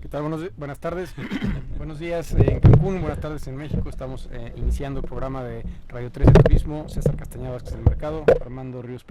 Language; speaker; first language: Spanish; native; Spanish